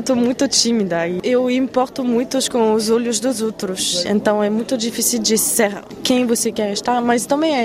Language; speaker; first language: Portuguese; non-native, fluent; French